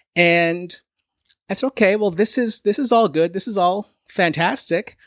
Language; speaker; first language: English; native; English